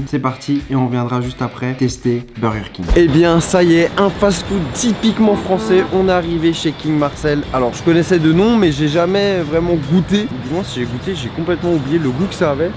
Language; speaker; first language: French; native; French